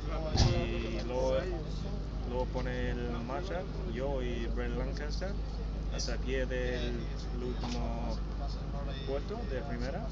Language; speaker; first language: Spanish; non-native, fluent; English